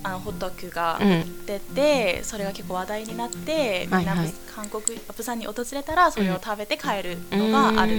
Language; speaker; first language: Japanese; non-native, fluent; Korean